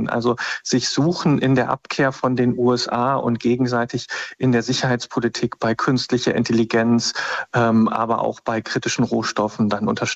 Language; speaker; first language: German; native; German